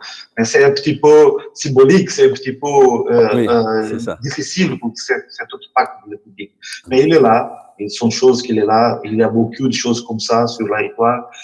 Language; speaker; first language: French; non-native, learner; Portuguese